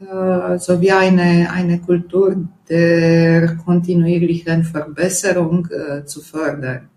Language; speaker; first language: German; non-native, fluent; Romanian